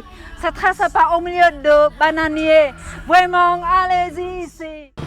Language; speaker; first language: French; non-native, fluent; Vietnamese